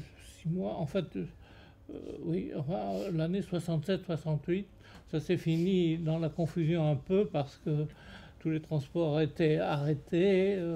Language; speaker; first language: French; native; French